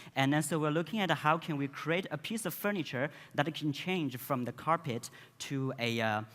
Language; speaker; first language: English; non-native, fluent; Chinese